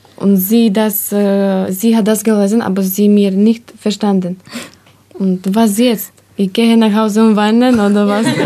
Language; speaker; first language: German; non-native, learner; Slovak